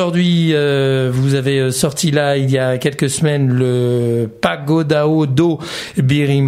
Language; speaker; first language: French; native; French